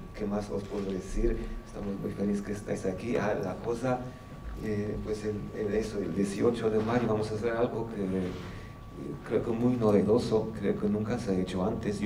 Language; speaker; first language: Spanish; non-native, fluent; Armenian